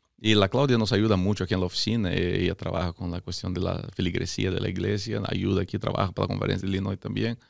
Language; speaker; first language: Spanish; early bilingual, heritage; Spanish